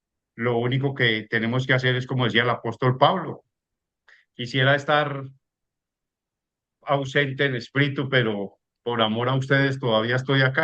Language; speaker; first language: Spanish; native; Spanish